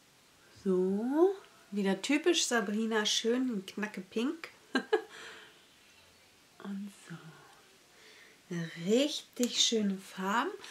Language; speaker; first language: German; native; German